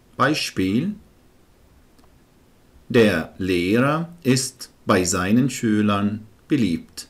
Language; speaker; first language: German; non-native, fluent; Arabic